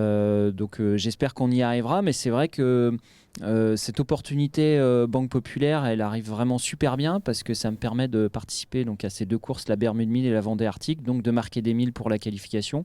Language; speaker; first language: French; native; French